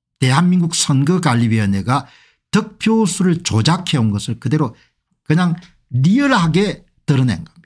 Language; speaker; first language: Korean; native; Korean